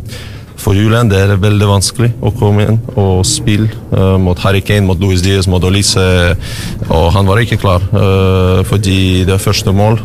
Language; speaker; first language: Norwegian; non-native, learner; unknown